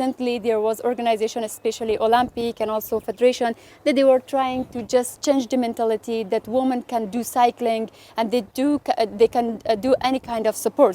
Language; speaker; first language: English; non-native, fluent; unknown